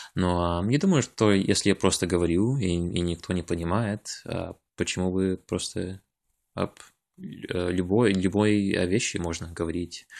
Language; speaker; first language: Russian; early bilingual, other home language; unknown